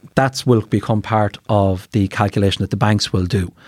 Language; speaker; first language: English; native; English